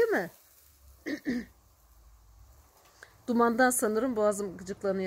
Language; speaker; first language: Turkish; native; Turkish